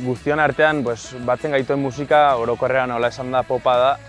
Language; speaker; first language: Basque; native; Basque